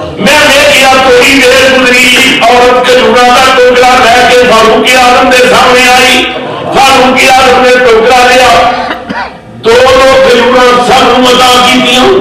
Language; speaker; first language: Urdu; non-native, local second language; Punjabi